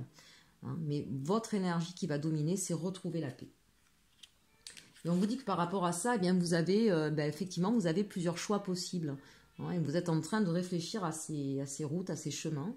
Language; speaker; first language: French; native; French